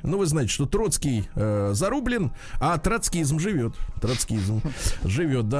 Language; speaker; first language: Russian; native; Russian